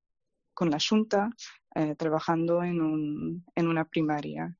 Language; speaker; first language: Spanish; non-native, fluent; English